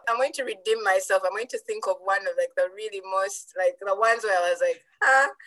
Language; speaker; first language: English; non-native, local second language; Ganda